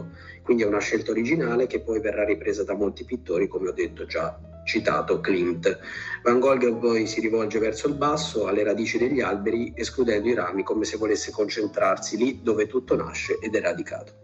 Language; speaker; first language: Italian; native; Italian